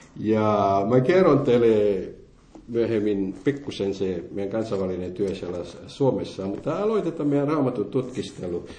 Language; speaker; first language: Finnish; non-native, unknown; Morisyen